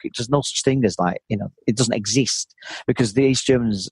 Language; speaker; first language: English; native; English